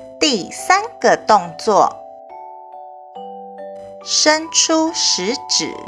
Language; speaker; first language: Chinese; native; Chinese